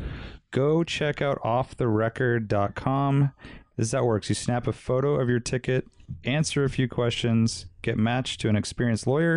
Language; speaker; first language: English; native; English